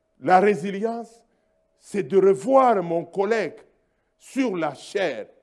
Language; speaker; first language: French; non-native, local second language; Luba-Lulua